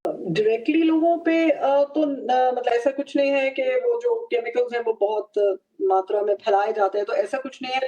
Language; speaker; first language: Hindi; native; Hindi